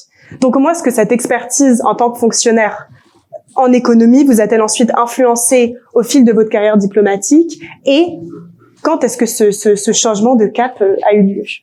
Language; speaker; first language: French; native; French